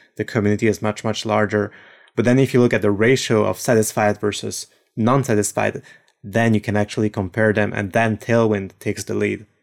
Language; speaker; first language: English; non-native, fluent; French